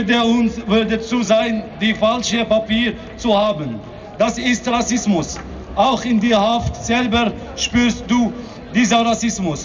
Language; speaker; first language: German; non-native, learner; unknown